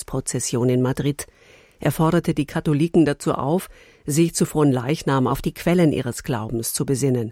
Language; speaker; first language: German; native; German